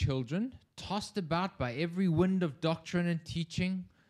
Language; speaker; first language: English; native; English